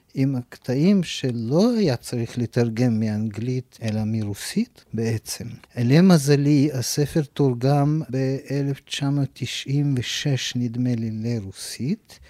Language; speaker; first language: Hebrew; non-native, fluent; Russian